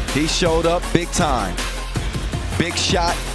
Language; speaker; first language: English; native; English